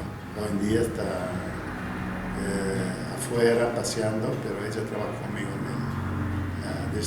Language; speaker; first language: Spanish; non-native, fluent; Arabic